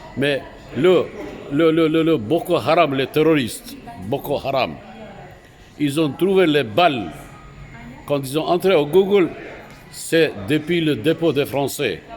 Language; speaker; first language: French; non-native, fluent; Turkish